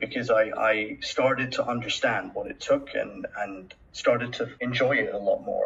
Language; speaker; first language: English; native; English